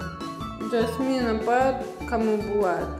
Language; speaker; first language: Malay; non-native, learner; Russian